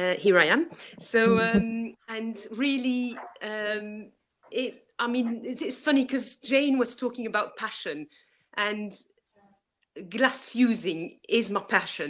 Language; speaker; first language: English; non-native, fluent; French